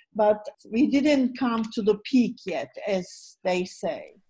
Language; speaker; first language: English; non-native, fluent; Turkish